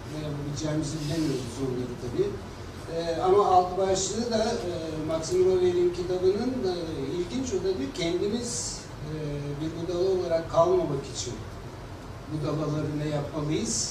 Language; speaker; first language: Turkish; native; Turkish